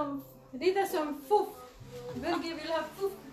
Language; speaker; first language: Swedish; non-native, learner; Cebuano